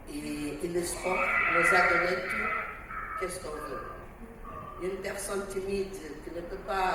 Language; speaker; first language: French; non-native, learner; Portuguese